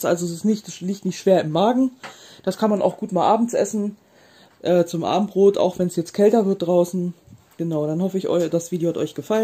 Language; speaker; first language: German; native; German